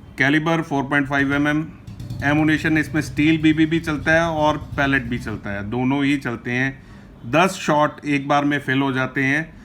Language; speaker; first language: Hindi; non-native, local second language; Punjabi